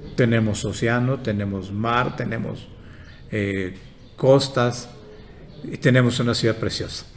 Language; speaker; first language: Spanish; non-native, local second language; Yucateco